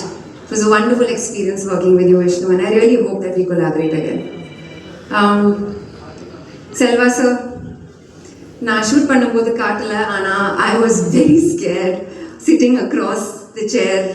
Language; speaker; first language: Tamil; non-native, fluent; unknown